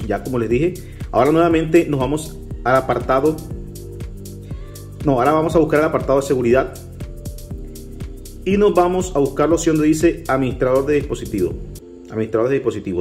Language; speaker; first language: Spanish; native; Spanish